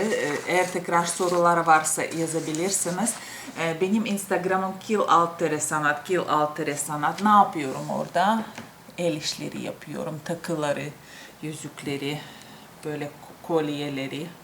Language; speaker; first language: Turkish; non-native, fluent; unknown